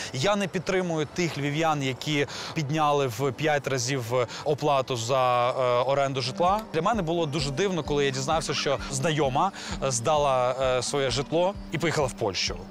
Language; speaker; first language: Ukrainian; non-native, local second language; Russian